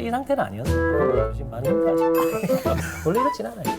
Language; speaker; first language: Korean; native; Korean